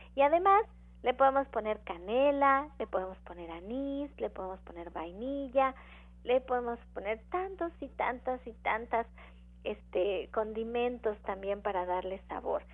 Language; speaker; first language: Spanish; native; Spanish